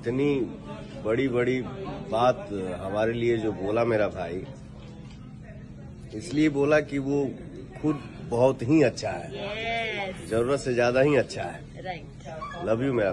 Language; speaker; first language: Hindi; non-native, local second language; Bhojpuri